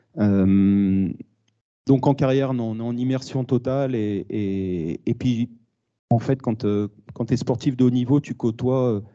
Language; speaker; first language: French; native; French